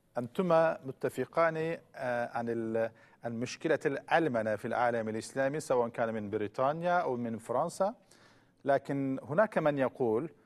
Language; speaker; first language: Arabic; non-native, fluent; Turkish